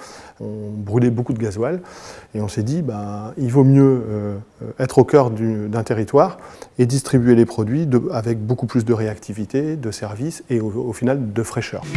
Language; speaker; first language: French; native; French